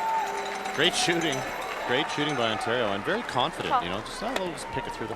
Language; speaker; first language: English; native; English